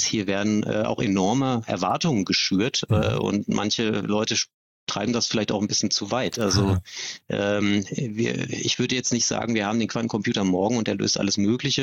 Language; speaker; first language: German; native; German